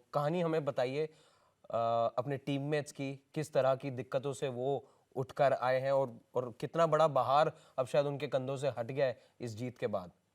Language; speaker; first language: Hindi; native; Hindi